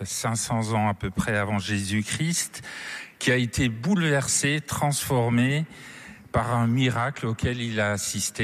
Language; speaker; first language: French; native; French